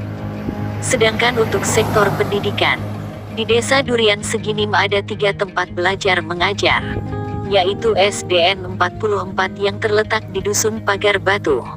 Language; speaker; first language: Indonesian; native; Indonesian